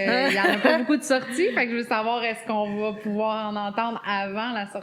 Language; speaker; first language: French; native; French